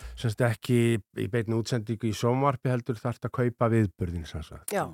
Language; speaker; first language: Icelandic; native; Icelandic